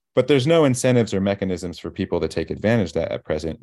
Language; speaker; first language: English; native; English